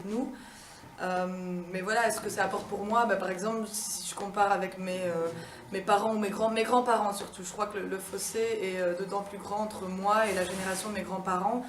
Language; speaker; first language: French; native; French